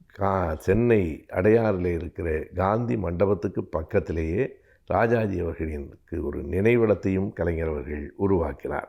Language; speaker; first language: Tamil; native; Tamil